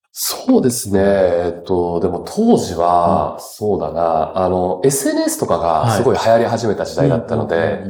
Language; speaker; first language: Japanese; native; Japanese